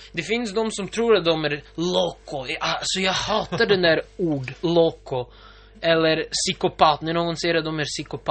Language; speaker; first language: Swedish; non-native, local second language; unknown